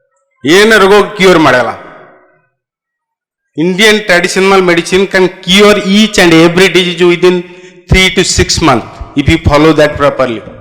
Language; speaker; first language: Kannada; non-native, local second language; Odia